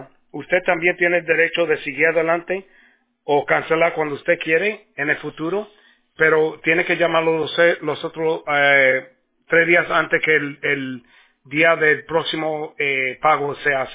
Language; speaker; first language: Spanish; early bilingual, heritage; Spanish